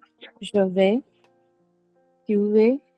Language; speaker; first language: French; non-native, learner; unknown